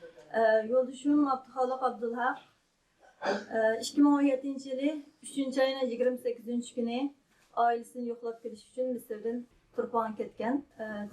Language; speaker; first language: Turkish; non-native, learner; Uyghur